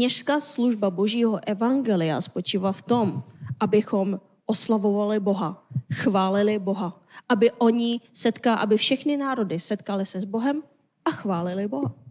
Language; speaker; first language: Czech; non-native, fluent; Korean